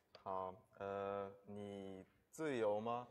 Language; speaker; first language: Chinese; non-native, fluent; Russian